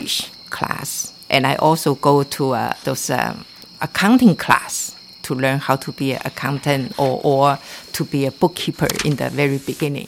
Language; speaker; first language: English; non-native, local second language; Cantonese